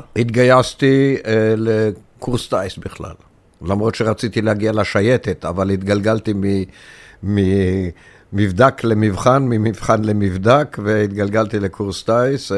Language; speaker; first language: Hebrew; early bilingual, other home language; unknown